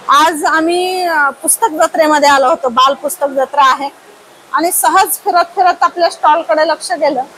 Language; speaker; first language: Marathi; native; Marathi